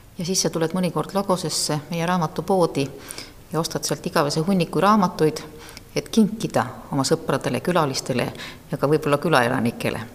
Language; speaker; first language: Estonian; native; Estonian